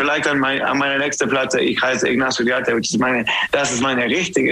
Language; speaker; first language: German; non-native, fluent; English